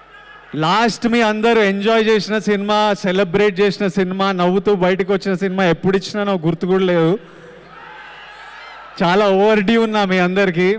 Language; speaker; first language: Telugu; native; Telugu